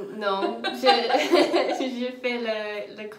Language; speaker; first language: French; non-native, learner; English